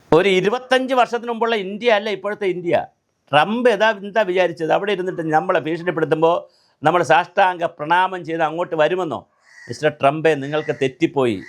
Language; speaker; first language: Malayalam; native; Malayalam